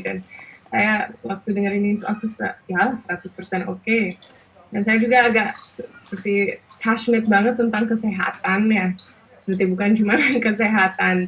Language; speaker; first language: Indonesian; non-native, local second language; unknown